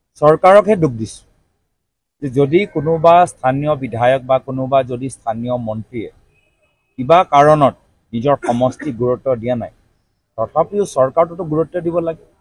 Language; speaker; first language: Assamese; native; Assamese